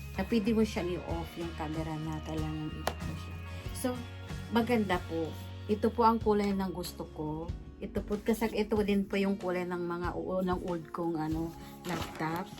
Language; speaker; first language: Filipino; native; Filipino